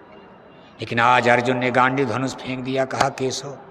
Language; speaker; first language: Hindi; native; Hindi